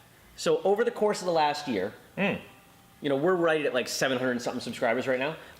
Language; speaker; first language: English; native; English